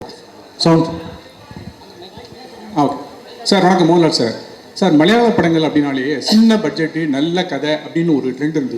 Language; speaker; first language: Tamil; native; Tamil